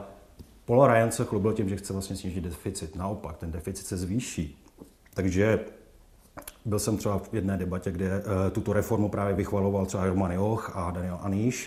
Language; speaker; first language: Czech; native; Czech